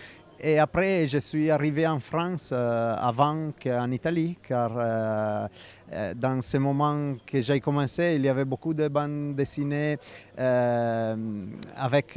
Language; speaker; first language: French; non-native, fluent; Italian